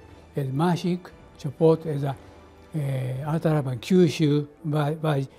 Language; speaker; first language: Hungarian; non-native, learner; Japanese